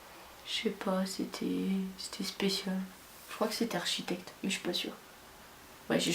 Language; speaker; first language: French; native; French